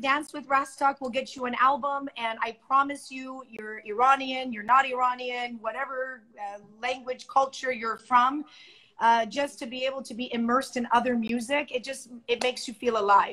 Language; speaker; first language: English; early bilingual, other home language; Persian